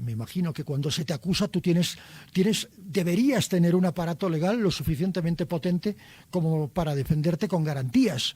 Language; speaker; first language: Spanish; native; Spanish